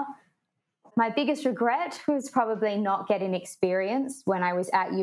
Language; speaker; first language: English; native; English